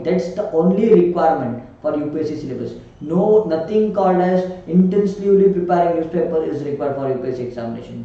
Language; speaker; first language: English; non-native, local second language; Kannada